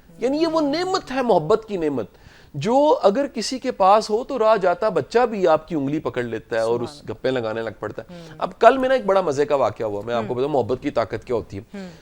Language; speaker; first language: Urdu; non-native, local second language; Punjabi